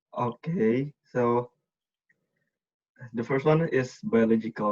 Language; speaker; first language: English; non-native, learner; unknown